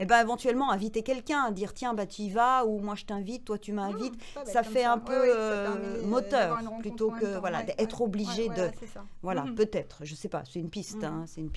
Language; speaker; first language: French; native; French